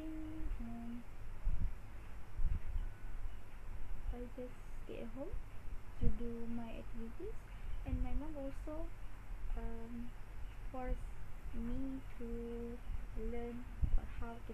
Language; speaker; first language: English; non-native, local second language; Malay